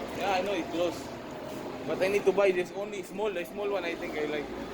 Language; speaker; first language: English; non-native, local second language; Filipino